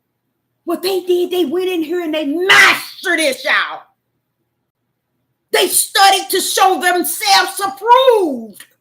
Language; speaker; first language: English; native; English